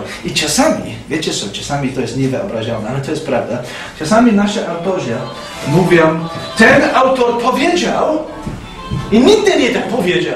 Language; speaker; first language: Polish; non-native, fluent; English